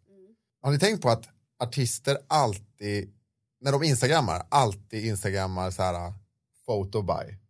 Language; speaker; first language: Swedish; native; Swedish